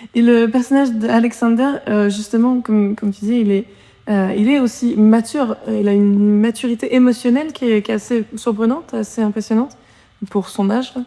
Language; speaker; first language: French; native; French